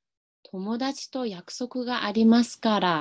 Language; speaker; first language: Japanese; non-native, fluent; Chinese